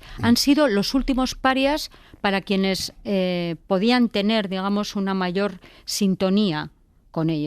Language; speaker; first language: Spanish; native; Spanish